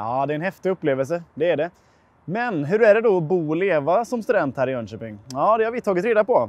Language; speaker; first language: Swedish; native; Swedish